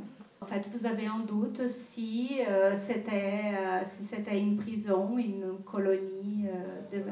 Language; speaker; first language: French; non-native, fluent; Portuguese